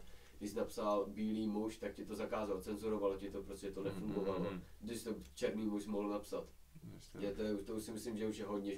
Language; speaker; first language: Czech; native; Czech